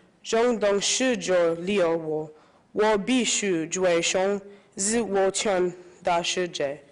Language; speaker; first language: Chinese; non-native, learner; English